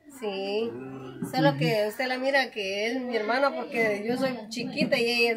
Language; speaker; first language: Spanish; native; Spanish